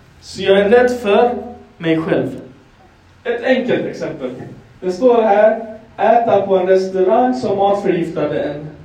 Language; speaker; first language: Swedish; non-native, fluent; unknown